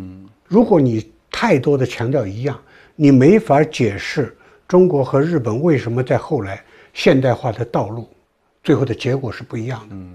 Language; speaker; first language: Chinese; native; Chinese